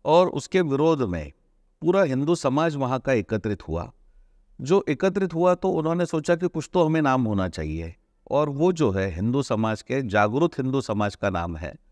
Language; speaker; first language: Hindi; non-native, local second language; Marathi